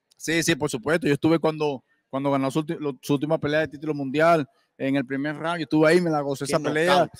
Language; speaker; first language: Spanish; native; Spanish